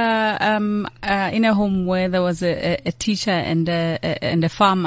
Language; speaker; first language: English; non-native, local second language; Xhosa